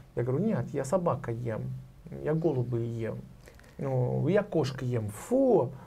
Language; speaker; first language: Russian; non-native, fluent; Arabic